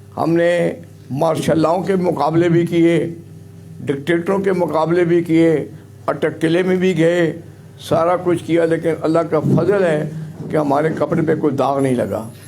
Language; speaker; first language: Urdu; non-native, local second language; Punjabi